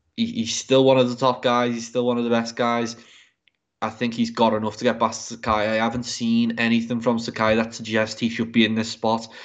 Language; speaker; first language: English; native; English